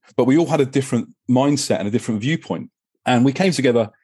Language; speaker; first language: English; native; English